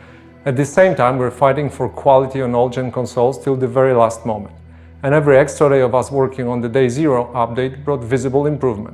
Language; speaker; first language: English; non-native, fluent; Polish